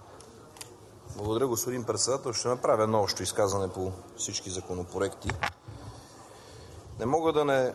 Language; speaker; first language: Bulgarian; native; Bulgarian